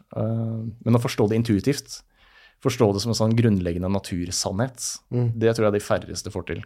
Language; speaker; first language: Norwegian; native; Norwegian